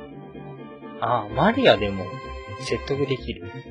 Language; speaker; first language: Japanese; native; Japanese